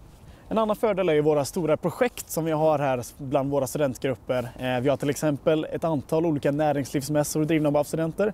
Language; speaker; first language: Swedish; native; Swedish